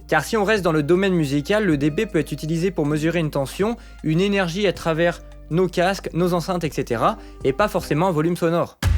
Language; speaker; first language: French; native; French